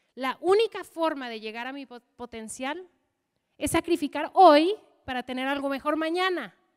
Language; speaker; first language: Spanish; non-native, fluent; English